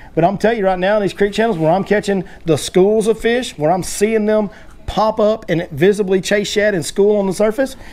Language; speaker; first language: English; native; English